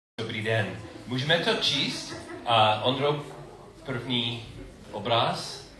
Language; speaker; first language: Czech; non-native, learner; English